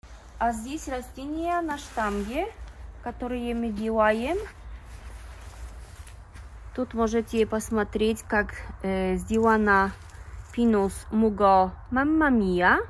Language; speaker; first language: Russian; non-native, learner; Polish